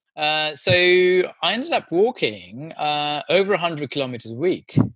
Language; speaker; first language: English; non-native, local second language; Sinhala